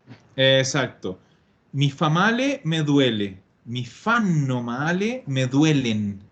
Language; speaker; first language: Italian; non-native, fluent; Spanish